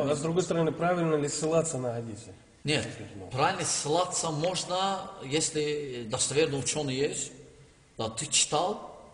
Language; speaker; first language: Russian; non-native, learner; Turkish